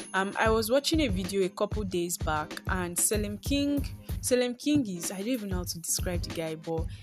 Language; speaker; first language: English; non-native, local second language; Yoruba